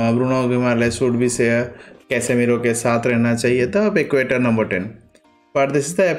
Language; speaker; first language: Hindi; non-native, local second language; Odia